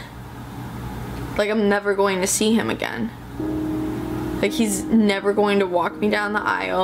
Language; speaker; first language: English; native; English